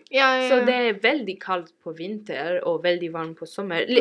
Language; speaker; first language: Norwegian; non-native, fluent; English